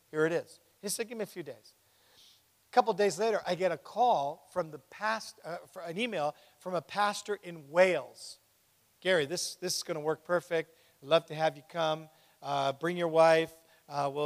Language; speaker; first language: English; native; English